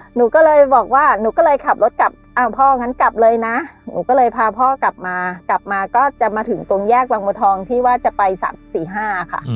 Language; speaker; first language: Thai; native; Thai